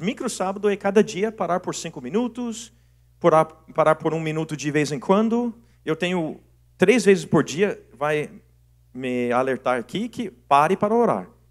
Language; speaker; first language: Portuguese; non-native, fluent; English